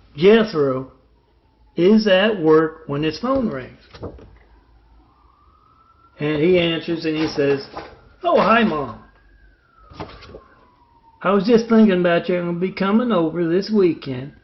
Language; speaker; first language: English; native; English